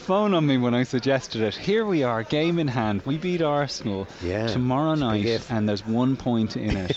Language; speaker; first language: English; native; English